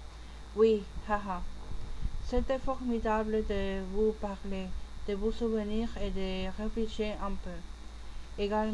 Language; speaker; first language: French; non-native, learner; Spanish